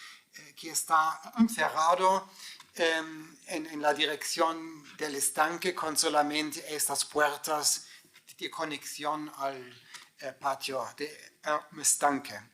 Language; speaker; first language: Spanish; non-native, fluent; German